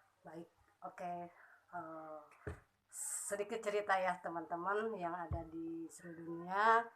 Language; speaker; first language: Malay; non-native, local second language; Sundanese